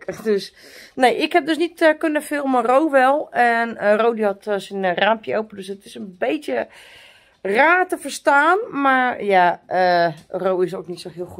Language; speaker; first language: Dutch; native; Dutch